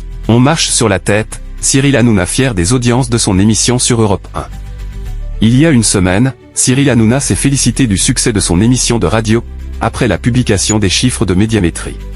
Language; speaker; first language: French; native; French